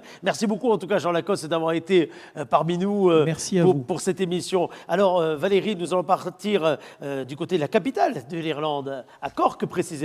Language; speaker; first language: French; native; French